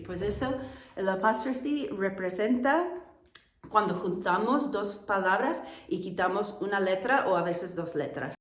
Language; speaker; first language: Spanish; non-native, fluent; English